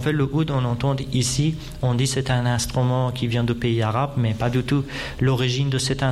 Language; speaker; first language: French; non-native, fluent; Persian